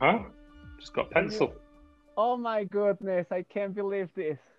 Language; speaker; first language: English; non-native, fluent; Spanish